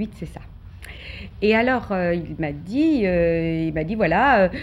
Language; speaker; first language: French; native; French